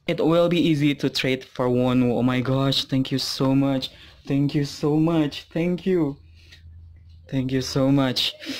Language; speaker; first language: English; non-native, learner; Indonesian